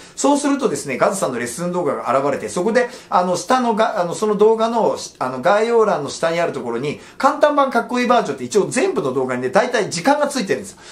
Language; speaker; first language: Japanese; native; Japanese